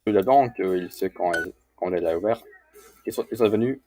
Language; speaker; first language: French; non-native, learner; English